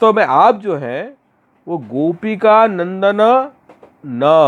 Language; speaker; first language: Hindi; non-native, local second language; Gujarati